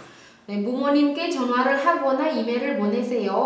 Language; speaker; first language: Korean; non-native, fluent; Indonesian